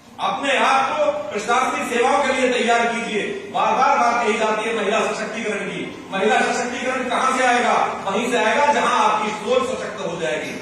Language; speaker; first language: Hindi; native; Hindi